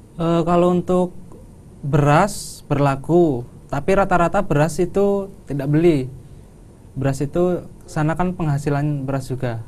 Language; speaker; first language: Indonesian; non-native, local second language; Javanese